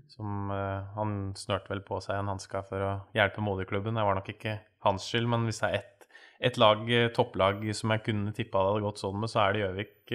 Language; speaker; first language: Norwegian; native; Norwegian